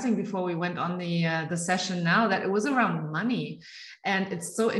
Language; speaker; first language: English; non-native, fluent; German